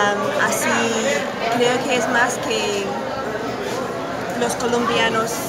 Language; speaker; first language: Spanish; non-native, fluent; English